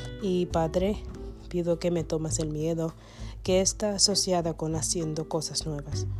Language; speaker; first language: Spanish; non-native, learner; English